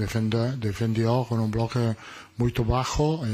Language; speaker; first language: Portuguese; non-native, learner; Italian